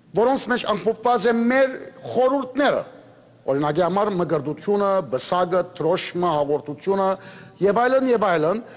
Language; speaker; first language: Armenian; early bilingual, heritage; Armenian